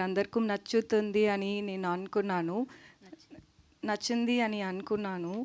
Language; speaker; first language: Telugu; non-native, learner; Tamil